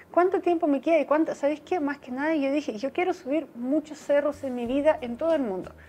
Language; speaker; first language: Spanish; non-native, fluent; Russian